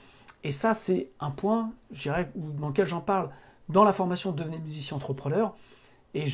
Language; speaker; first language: French; native; French